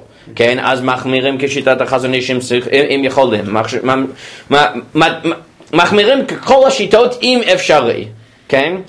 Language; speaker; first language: Hebrew; non-native, fluent; English